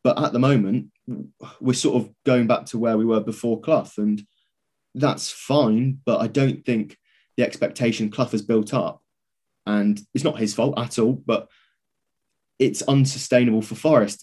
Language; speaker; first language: English; native; English